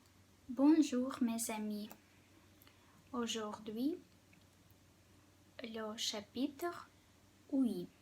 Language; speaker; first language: French; non-native, fluent; Russian